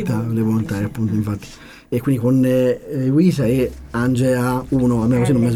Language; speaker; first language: Italian; native; Italian